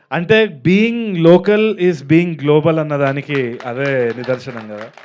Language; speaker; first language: Telugu; native; Telugu